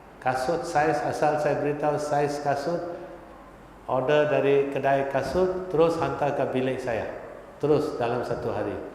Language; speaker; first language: Malay; non-native, local second language; Tamil